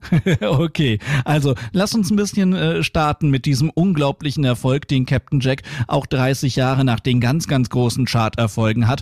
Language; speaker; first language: German; native; German